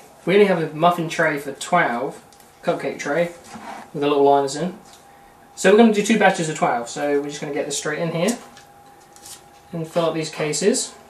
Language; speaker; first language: English; native; English